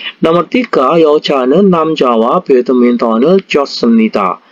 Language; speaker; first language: Korean; non-native, fluent; Indonesian